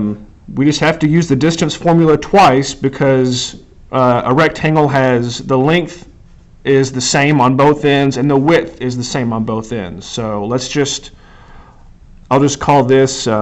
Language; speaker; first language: English; native; English